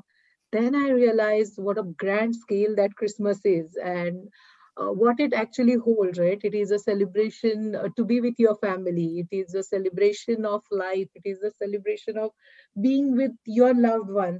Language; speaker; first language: English; non-native, local second language; Marathi